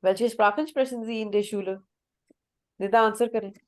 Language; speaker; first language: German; non-native, fluent; Hindi